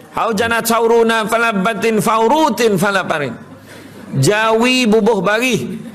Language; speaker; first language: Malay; native; Malay